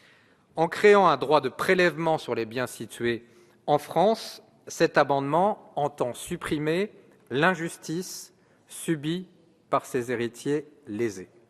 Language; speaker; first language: French; native; French